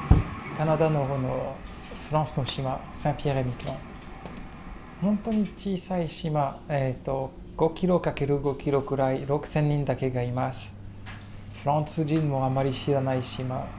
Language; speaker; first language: Japanese; non-native, learner; French